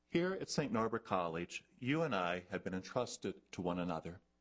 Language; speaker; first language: English; native; English